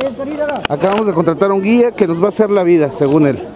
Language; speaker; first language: Spanish; native; Spanish